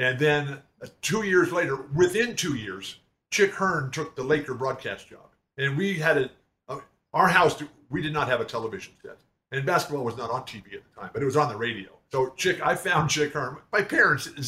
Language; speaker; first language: English; native; English